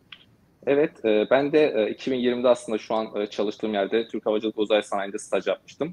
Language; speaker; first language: Turkish; native; Turkish